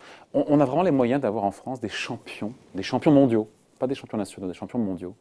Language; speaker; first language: French; native; French